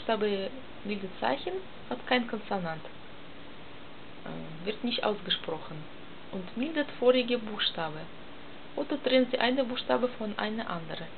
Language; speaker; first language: German; non-native, learner; Russian